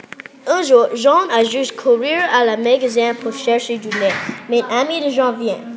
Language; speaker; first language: French; non-native, learner; English